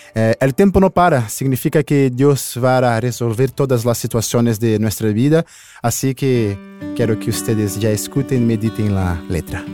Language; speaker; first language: Spanish; non-native, learner; Portuguese